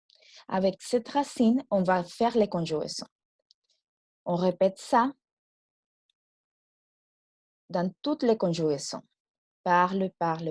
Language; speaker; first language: French; non-native, fluent; Spanish